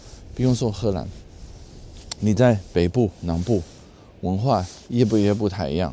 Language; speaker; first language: Chinese; non-native, fluent; Dutch